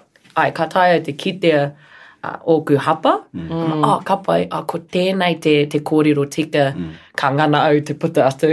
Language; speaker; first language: Māori; non-native, learner; English